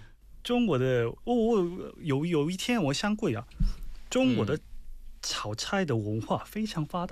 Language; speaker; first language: Chinese; non-native, fluent; Korean